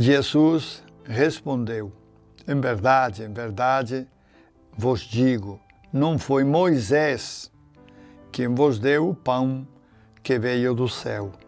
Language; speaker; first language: Portuguese; non-native, fluent; Spanish